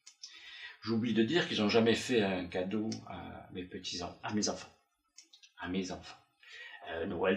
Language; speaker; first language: French; native; French